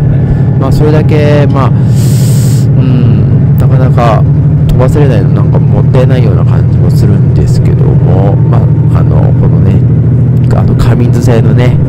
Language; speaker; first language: Japanese; native; Japanese